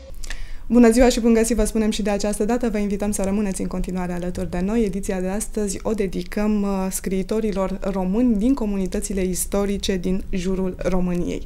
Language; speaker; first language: Romanian; native; Romanian